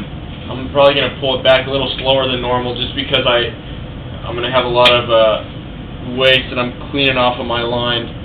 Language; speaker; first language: English; native; English